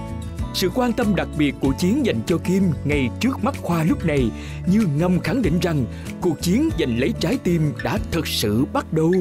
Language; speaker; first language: Vietnamese; native; Vietnamese